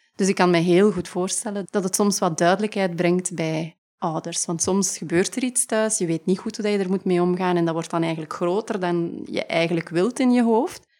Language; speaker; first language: Dutch; native; Dutch